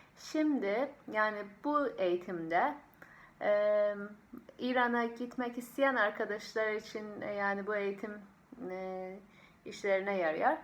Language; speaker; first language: Turkish; non-native, fluent; Persian